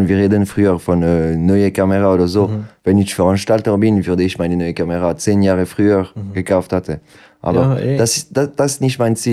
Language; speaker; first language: German; non-native, local second language; French